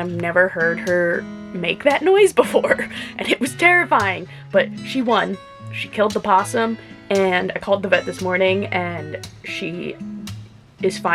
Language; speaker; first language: English; native; English